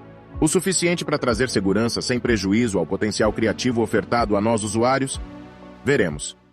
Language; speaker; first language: Portuguese; native; Portuguese